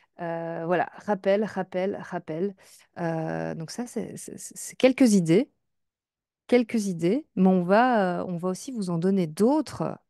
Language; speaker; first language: French; native; French